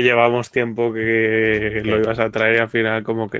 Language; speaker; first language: Spanish; native; Spanish